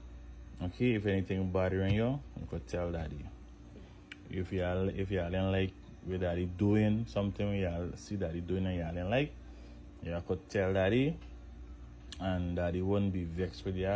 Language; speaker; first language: English; native; English